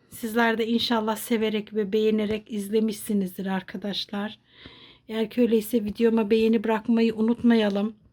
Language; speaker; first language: Turkish; native; Turkish